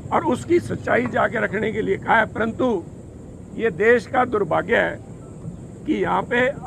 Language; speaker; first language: Hindi; non-native, local second language; Punjabi